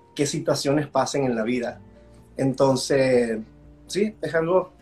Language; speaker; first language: Spanish; early bilingual, heritage; Spanish